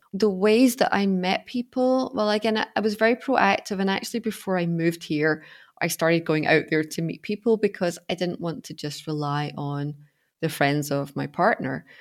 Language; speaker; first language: English; native; English